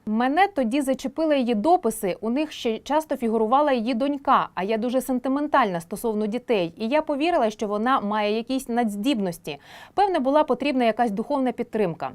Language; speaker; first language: Ukrainian; native; Ukrainian